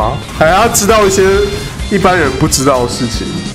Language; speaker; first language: Chinese; native; Chinese